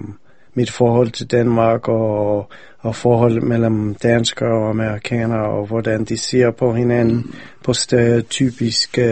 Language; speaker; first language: Danish; non-native, fluent; English